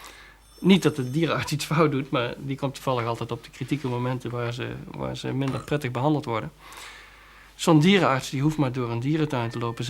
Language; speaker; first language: Dutch; native; Dutch